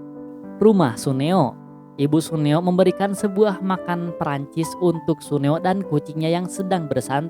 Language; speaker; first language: Indonesian; native; Indonesian